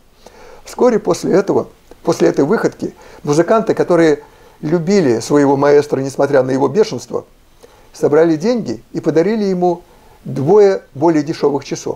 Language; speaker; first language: Russian; native; Russian